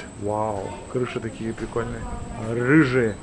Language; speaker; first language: Russian; native; Russian